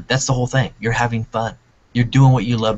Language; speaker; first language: English; native; English